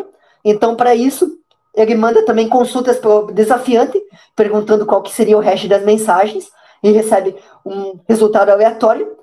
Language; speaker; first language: Portuguese; native; Portuguese